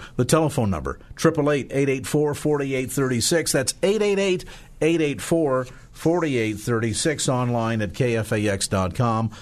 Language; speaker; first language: English; native; English